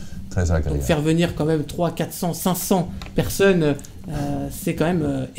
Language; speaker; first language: French; native; French